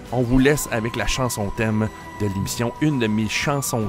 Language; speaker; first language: French; native; French